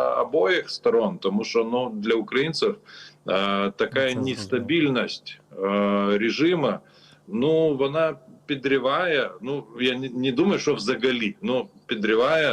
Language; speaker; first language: Ukrainian; non-native, learner; Lithuanian